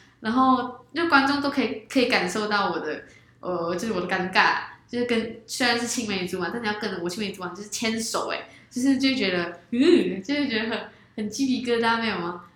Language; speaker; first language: Chinese; native; Chinese